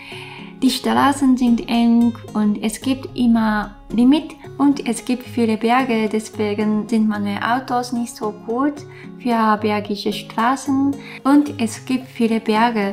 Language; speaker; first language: German; non-native, fluent; Japanese